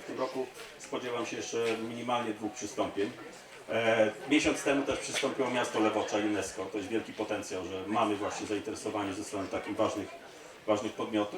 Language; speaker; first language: Polish; native; Polish